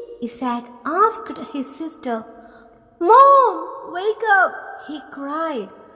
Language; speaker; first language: English; non-native, local second language; Malayalam